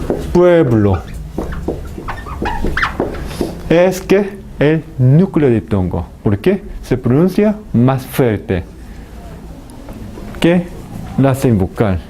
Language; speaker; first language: Spanish; non-native, fluent; Korean